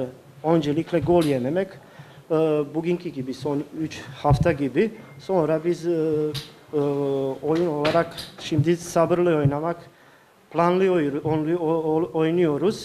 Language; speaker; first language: Turkish; non-native, fluent; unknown